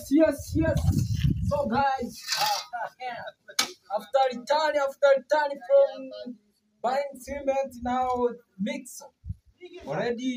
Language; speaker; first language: English; non-native, learner; Swahili